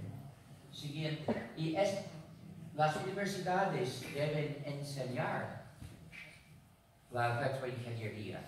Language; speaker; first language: Spanish; non-native, fluent; English